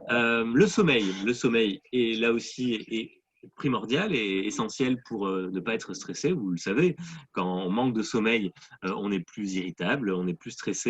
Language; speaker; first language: French; native; French